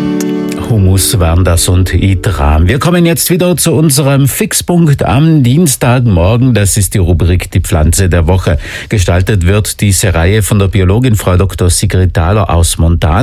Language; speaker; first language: German; native; German